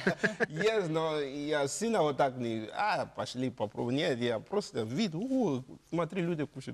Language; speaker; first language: Russian; non-native, learner; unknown